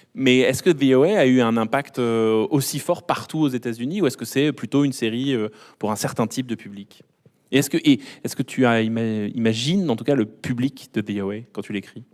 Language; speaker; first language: French; native; French